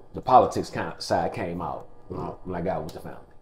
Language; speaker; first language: English; native; English